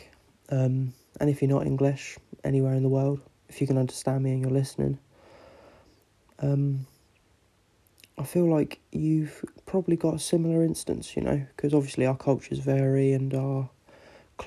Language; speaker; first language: English; native; English